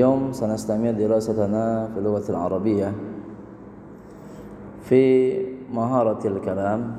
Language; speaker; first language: Arabic; non-native, fluent; Indonesian